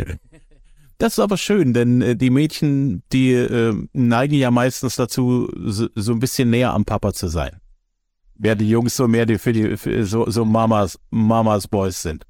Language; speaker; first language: German; native; German